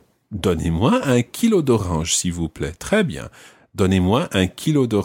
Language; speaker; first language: French; non-native, fluent; English